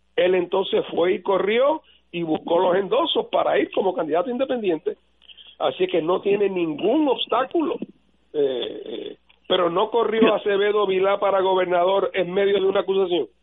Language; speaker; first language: Spanish; native; Spanish